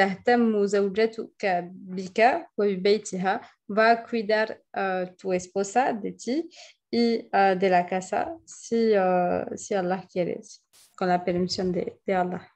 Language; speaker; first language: Spanish; non-native, fluent; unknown